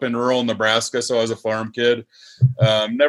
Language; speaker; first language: English; native; English